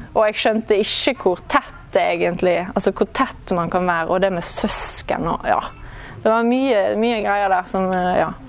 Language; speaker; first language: Norwegian; native; Norwegian